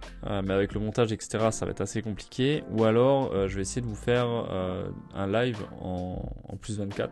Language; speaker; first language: French; native; French